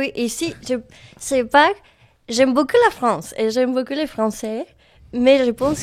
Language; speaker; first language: French; non-native, learner; Spanish